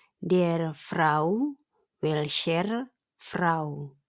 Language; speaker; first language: German; non-native, fluent; Indonesian